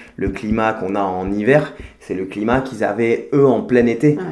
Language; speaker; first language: French; native; French